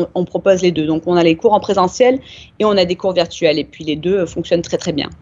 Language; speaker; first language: French; native; French